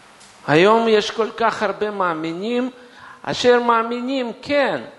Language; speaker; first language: Hebrew; non-native, fluent; Russian